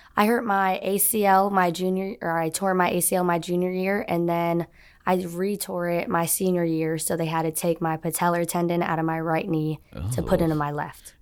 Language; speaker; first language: English; native; English